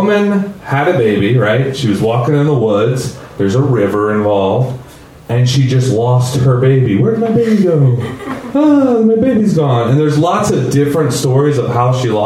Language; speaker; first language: English; native; English